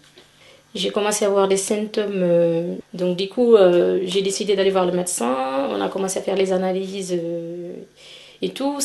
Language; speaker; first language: French; non-native, local second language; Wolof